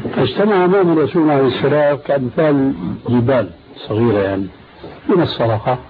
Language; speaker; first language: Arabic; early bilingual, other home language; Albanian